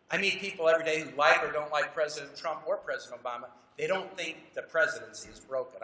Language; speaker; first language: English; native; English